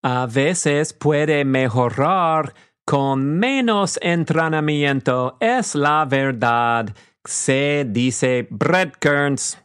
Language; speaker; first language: Spanish; non-native, learner; English